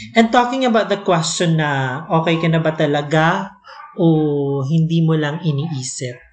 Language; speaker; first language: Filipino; native; Filipino